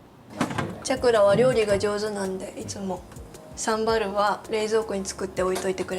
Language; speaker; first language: Japanese; native; Japanese